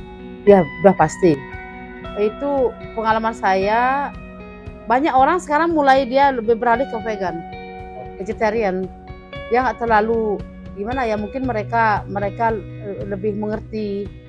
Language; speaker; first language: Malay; non-native, local second language; Balinese